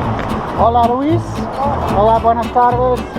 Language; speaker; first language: Spanish; non-native, learner; English